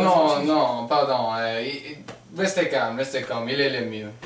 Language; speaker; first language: French; non-native, learner; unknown